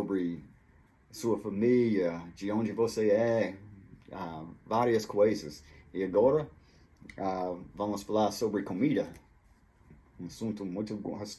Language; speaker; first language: Portuguese; non-native, fluent; English